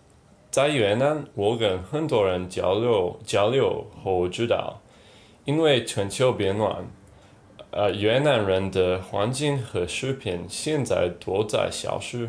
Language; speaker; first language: Chinese; non-native, learner; English